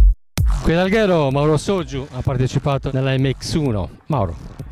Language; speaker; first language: Italian; native; Italian